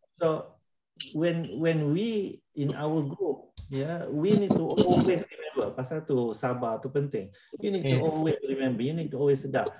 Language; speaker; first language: English; non-native, local second language; Malay